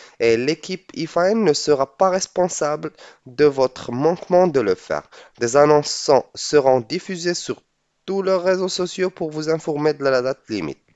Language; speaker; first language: French; non-native, local second language; Arabic